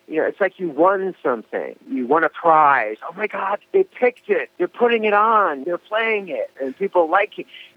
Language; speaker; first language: English; native; English